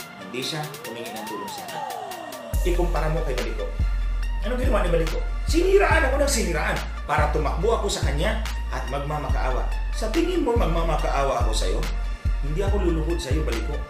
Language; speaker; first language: Filipino; non-native, local second language; Waray